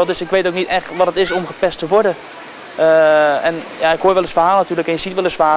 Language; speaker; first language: Dutch; native; Dutch